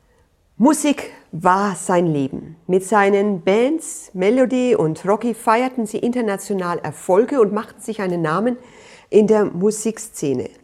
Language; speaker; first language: German; native; German